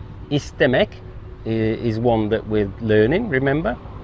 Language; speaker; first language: English; native; English